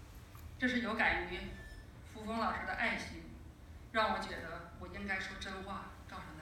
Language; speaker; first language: Chinese; native; Chinese